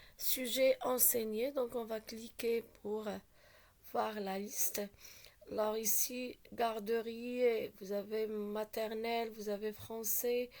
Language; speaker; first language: French; non-native, local second language; Arabic